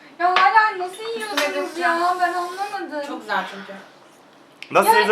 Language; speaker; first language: Turkish; native; Turkish